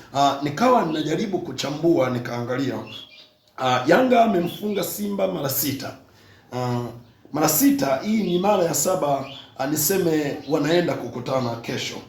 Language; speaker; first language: Swahili; native; Swahili